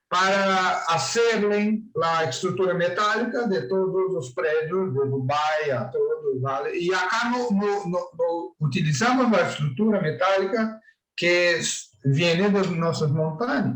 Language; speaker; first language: Spanish; non-native, learner; Portuguese